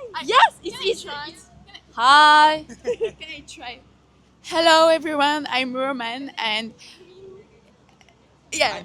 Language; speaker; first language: English; non-native, learner; French